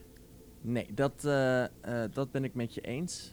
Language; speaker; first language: Dutch; native; Dutch